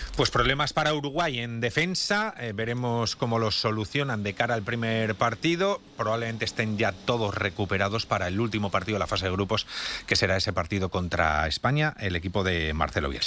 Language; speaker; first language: Spanish; native; Spanish